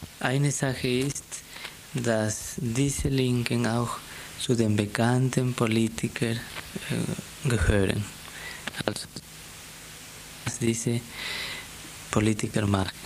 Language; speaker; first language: German; non-native, fluent; Spanish